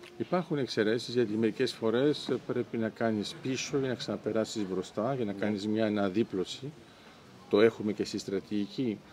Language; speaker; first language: Greek; early bilingual, heritage; Greek